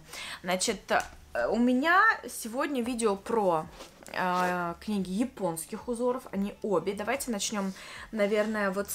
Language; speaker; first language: Russian; native; Russian